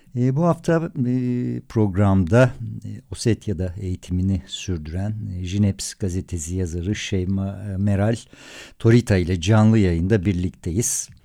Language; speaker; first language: Turkish; native; Turkish